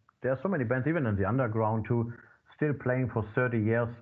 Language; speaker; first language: English; non-native, fluent; German